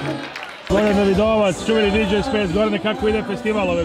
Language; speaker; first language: Serbian; native; Serbian